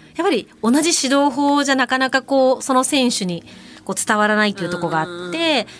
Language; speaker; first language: Japanese; native; Japanese